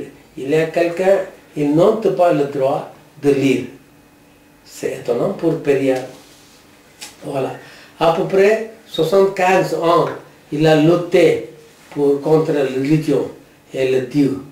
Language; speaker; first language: French; non-native, learner; Tamil